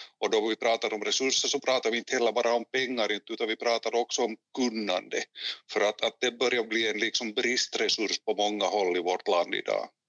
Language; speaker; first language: Swedish; native; Swedish